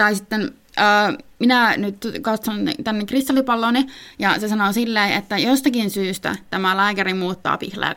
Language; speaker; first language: Finnish; native; Finnish